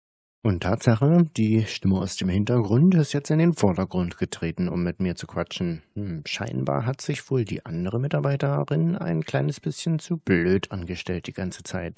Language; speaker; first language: German; native; German